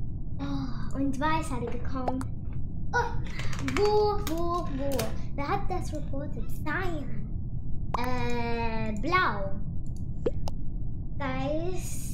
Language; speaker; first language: German; non-native, learner; English